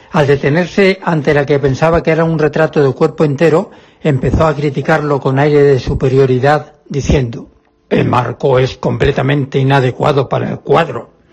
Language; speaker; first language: Spanish; native; Spanish